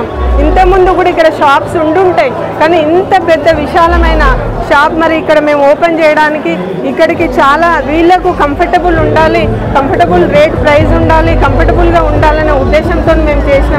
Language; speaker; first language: Telugu; native; Telugu